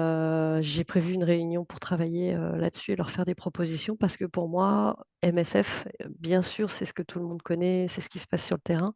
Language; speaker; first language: French; native; French